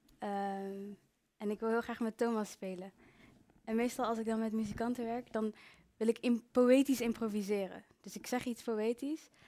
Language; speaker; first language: Dutch; early bilingual, other home language; Kinyarwanda